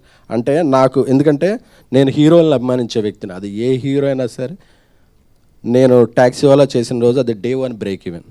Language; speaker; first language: Telugu; native; Telugu